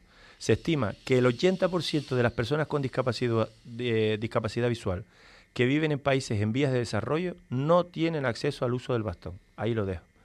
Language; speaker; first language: Spanish; native; Spanish